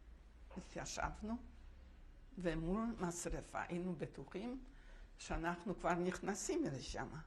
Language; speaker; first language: Hebrew; non-native, fluent; Polish